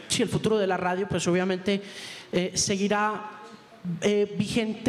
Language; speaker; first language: Spanish; native; Spanish